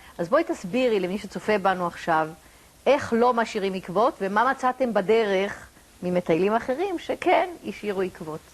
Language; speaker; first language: Hebrew; native; Hebrew